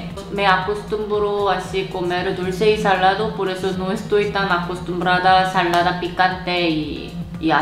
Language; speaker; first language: Spanish; non-native, learner; Korean